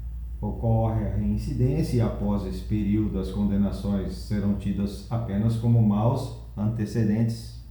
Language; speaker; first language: Portuguese; native; Portuguese